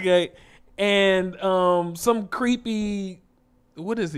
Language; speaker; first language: English; native; English